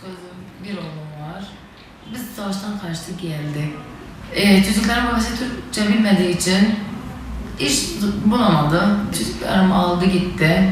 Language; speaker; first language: Turkish; non-native, local second language; Arabic